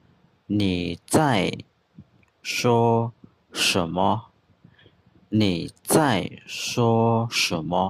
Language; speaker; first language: Chinese; non-native, fluent; Khmer